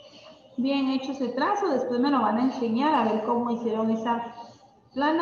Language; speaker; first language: Spanish; native; Spanish